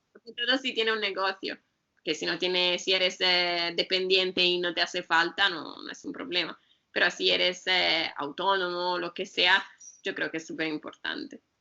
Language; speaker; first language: Spanish; non-native, fluent; Italian